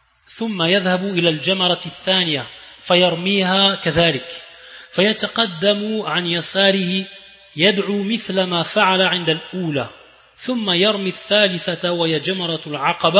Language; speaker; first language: Arabic; non-native, fluent; French